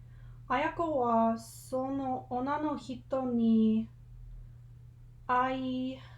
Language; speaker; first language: Japanese; non-native, learner; English